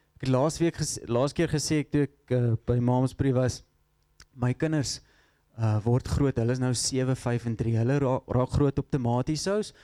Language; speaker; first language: Afrikaans; non-native, local second language; English